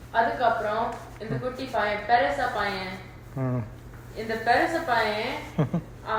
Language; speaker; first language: Tamil; early bilingual, heritage; Tamil